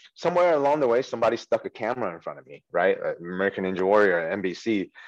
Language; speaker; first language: English; early bilingual, other home language; Chinese